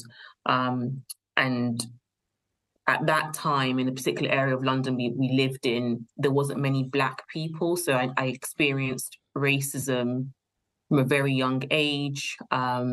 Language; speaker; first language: English; native; English